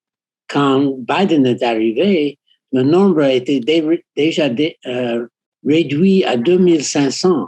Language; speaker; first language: French; non-native, fluent; English